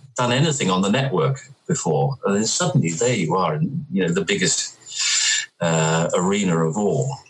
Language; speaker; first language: English; native; English